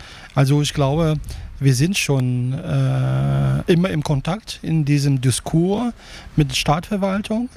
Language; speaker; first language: German; non-native, fluent; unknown